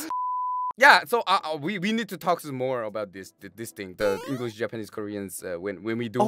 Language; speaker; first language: English; non-native, learner; Korean